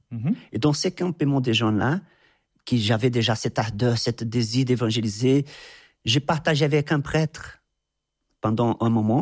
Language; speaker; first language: French; non-native, fluent; Portuguese